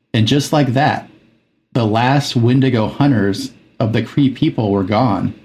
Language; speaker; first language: English; early bilingual, other home language; Spanish